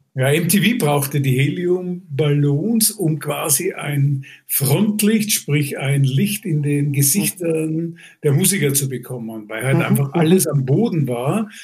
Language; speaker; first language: German; native; German